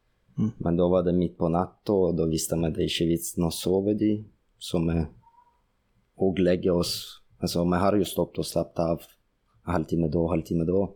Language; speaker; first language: Norwegian; non-native, fluent; Russian